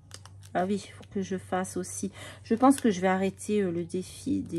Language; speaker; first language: French; native; French